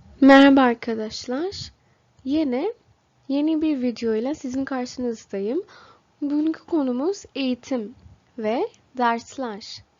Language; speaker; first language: Turkish; non-native, fluent; Bangla